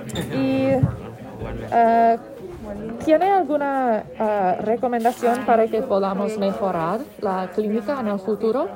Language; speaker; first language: Spanish; non-native, learner; English